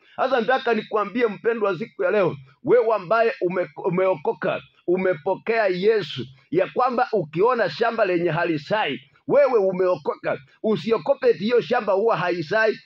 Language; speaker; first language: Swahili; non-native, local second language; Luyia